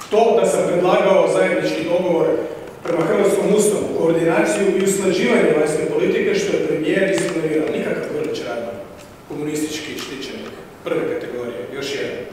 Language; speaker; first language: Croatian; native; Croatian